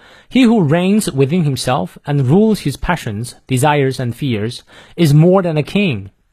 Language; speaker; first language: English; non-native, fluent; Chinese